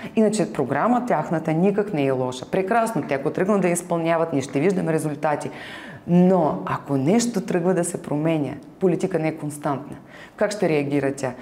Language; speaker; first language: Bulgarian; non-native, fluent; Ukrainian